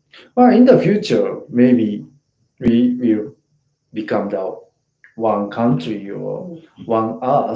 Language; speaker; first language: English; non-native, learner; Japanese